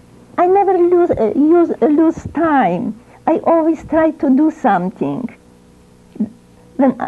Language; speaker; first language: English; non-native, learner; Ukrainian